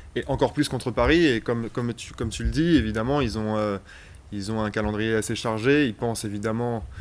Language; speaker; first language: French; native; French